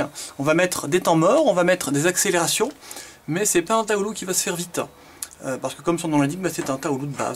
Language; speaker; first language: French; native; French